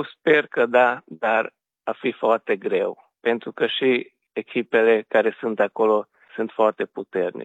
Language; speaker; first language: Romanian; non-native, local second language; Hungarian